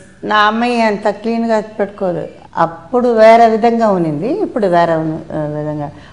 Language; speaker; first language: Telugu; non-native, local second language; Tamil